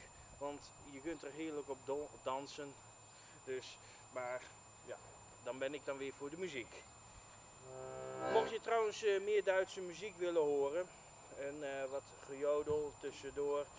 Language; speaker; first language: Dutch; native; Dutch